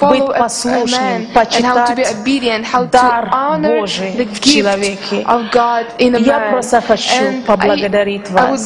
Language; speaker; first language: Russian; non-native, fluent; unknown